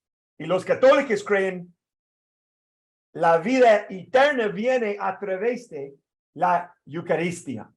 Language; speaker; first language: Spanish; non-native, fluent; English